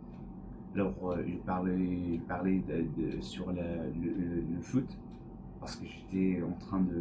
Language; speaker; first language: French; non-native, learner; English